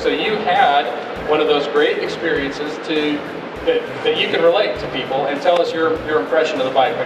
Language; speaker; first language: English; native; English